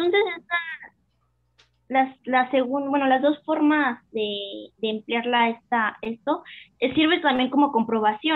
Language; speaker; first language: Spanish; native; Spanish